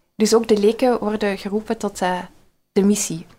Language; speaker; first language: Dutch; native; Dutch